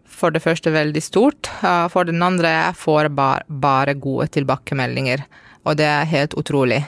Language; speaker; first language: Norwegian; non-native, fluent; Romanian